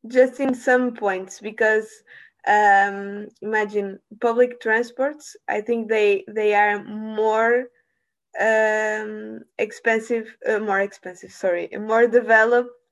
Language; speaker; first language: English; non-native, learner; Portuguese